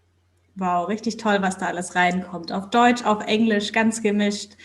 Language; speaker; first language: German; native; German